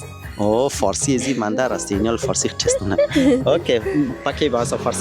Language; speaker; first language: Indonesian; non-native, learner; Persian